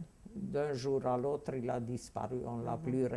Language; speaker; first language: French; non-native, fluent; Hungarian